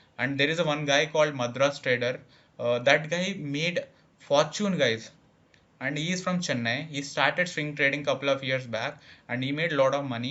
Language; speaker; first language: English; non-native, local second language; Telugu